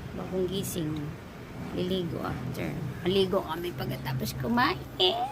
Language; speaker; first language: Filipino; non-native, local second language; Cebuano